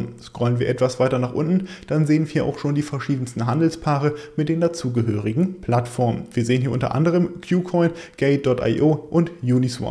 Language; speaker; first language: German; native; German